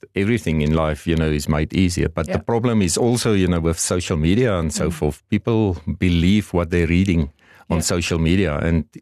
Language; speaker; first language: English; non-native, local second language; Afrikaans